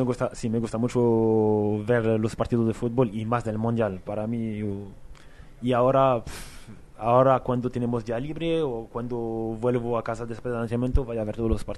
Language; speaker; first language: Spanish; non-native, fluent; French